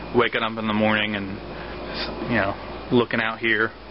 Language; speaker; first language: English; native; English